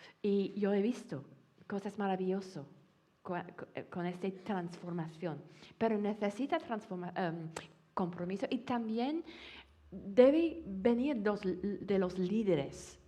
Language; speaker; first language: Spanish; non-native, fluent; English